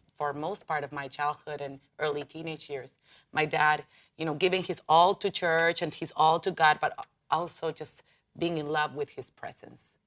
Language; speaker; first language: English; non-native, fluent; Spanish